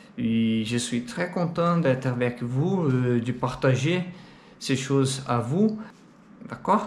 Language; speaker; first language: French; non-native, learner; Portuguese